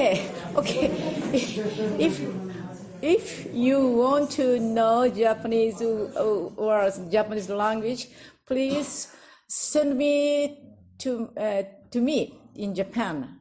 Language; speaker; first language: English; non-native, learner; Japanese